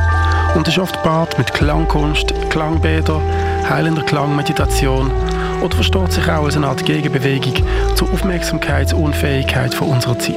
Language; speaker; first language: German; native; German